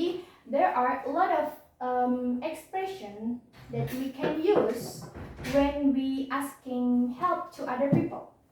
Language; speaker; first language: English; non-native, learner; Indonesian